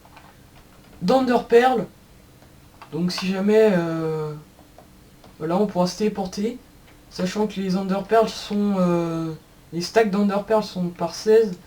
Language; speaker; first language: French; native; French